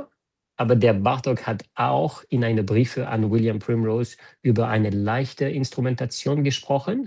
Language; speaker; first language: German; non-native, fluent; French